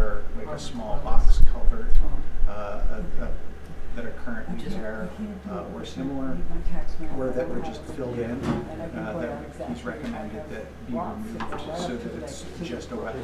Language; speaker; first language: English; native; English